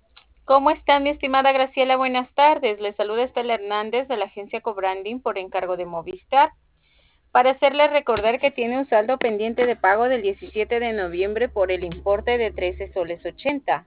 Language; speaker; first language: Spanish; native; Spanish